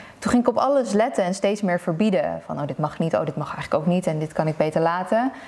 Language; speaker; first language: Dutch; early bilingual, other home language; Persian